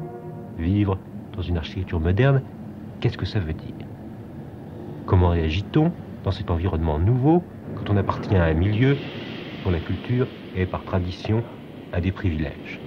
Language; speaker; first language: French; native; French